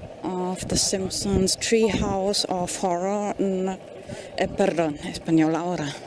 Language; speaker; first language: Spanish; non-native, fluent; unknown